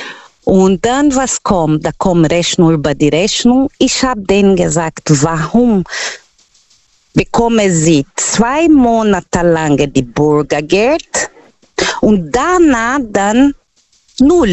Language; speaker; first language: German; non-native, learner; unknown